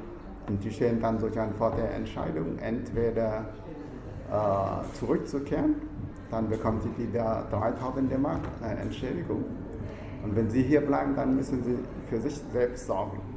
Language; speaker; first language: German; non-native, fluent; Vietnamese